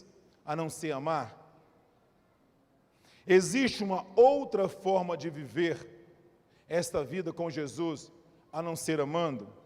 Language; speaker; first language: Portuguese; native; Portuguese